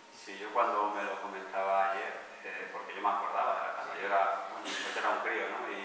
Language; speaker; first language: Spanish; native; Spanish